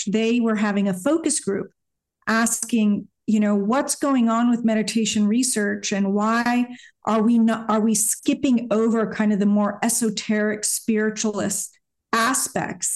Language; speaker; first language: English; native; English